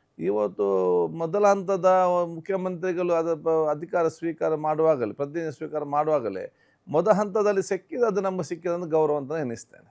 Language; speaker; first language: Kannada; non-native, local second language; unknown